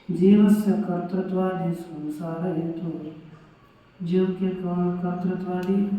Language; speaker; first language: Hindi; non-native, local second language; Marathi